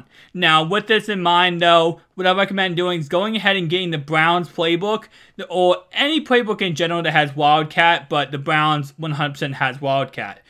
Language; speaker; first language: English; native; English